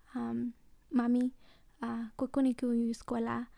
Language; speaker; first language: English; early bilingual, other home language; Mixtepec Mixtec